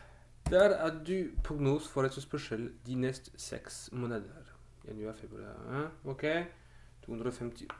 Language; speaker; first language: Norwegian; non-native, learner; French